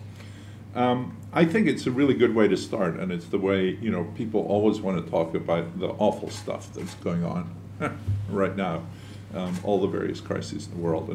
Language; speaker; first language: English; native; English